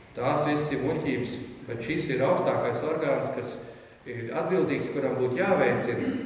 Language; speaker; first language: Latvian; native; Latvian